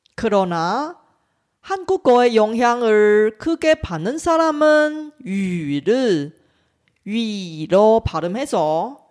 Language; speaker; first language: Korean; non-native, fluent; Chinese